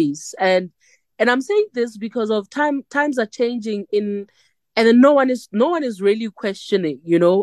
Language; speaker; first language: English; non-native, local second language; Northern Sotho